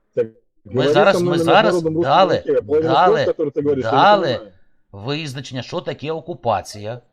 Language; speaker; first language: Ukrainian; native; Ukrainian